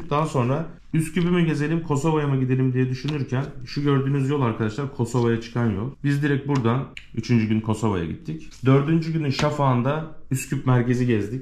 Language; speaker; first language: Turkish; native; Turkish